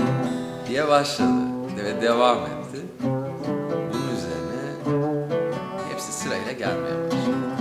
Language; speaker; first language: Turkish; native; Turkish